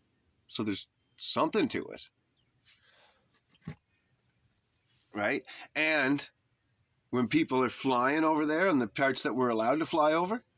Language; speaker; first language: English; native; English